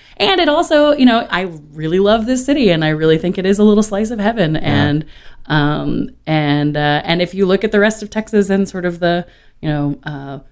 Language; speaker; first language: English; native; English